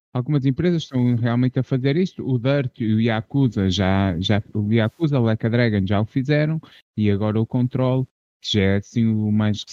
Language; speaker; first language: Portuguese; native; Portuguese